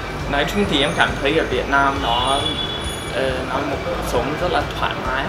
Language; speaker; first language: Vietnamese; non-native, fluent; English